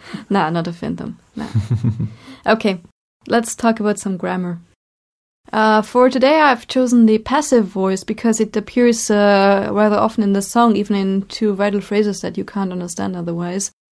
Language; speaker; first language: English; non-native, fluent; German